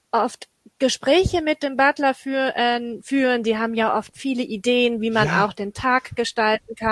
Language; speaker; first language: German; native; German